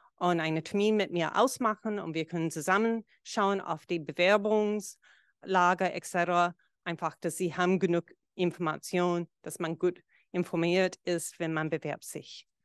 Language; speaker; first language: German; non-native, fluent; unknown